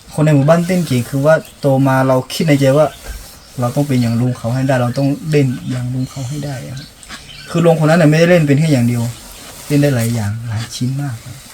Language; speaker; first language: Thai; non-native, local second language; Akha